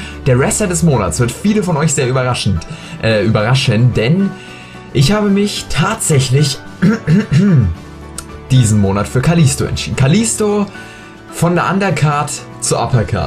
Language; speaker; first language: German; native; German